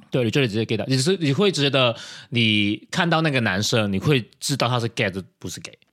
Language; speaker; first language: Chinese; non-native, local second language; Cantonese